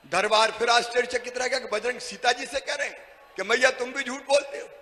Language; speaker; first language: Hindi; native; Hindi